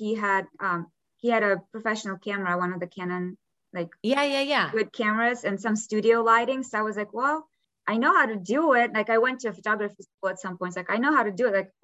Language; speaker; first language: English; non-native, fluent; Ukrainian